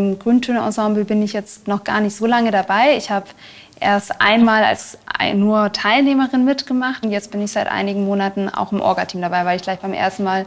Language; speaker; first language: German; native; German